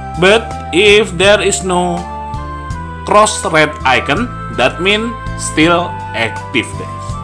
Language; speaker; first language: English; non-native, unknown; Indonesian